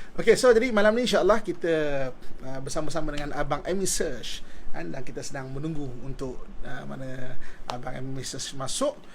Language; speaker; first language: Malay; native; Malay